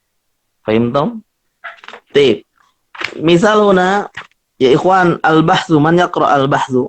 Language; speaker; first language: Arabic; non-native, fluent; Indonesian